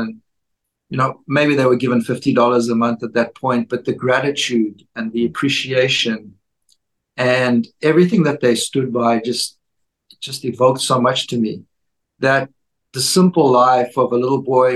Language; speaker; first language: English; native; English